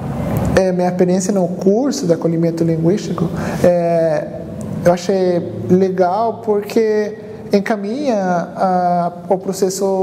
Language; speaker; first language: Portuguese; non-native, fluent; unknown